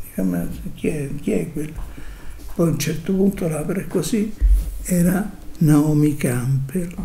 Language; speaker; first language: Italian; native; Italian